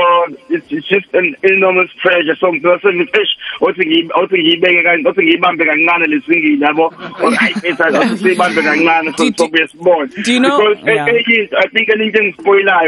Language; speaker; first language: English; non-native, local second language; Zulu